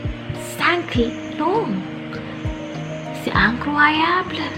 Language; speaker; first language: French; non-native, learner; Indonesian